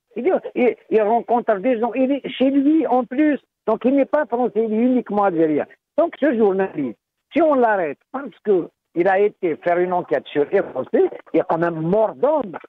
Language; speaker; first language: French; non-native, local second language; Kabyle